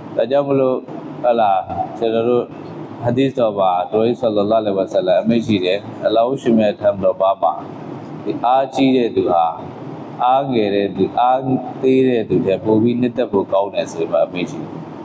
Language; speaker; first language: Burmese; native; Burmese